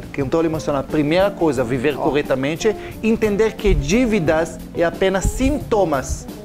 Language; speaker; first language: Portuguese; non-native, fluent; Hebrew